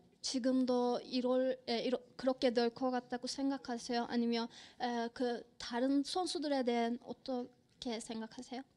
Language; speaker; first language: Korean; non-native, fluent; Turkish